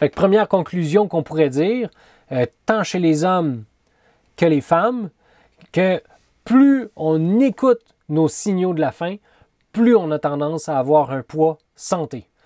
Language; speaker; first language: French; native; French